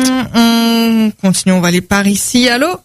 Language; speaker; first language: French; native; French